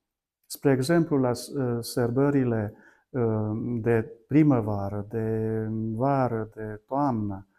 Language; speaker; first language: Romanian; non-native, local second language; Hungarian